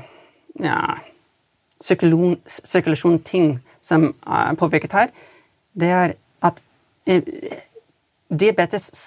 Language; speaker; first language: Swedish; non-native, learner; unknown